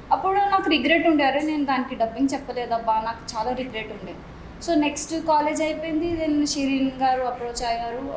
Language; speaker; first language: Telugu; non-native, local second language; Marathi